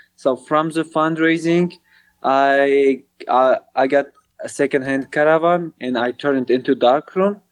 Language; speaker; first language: English; non-native, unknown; Kurdish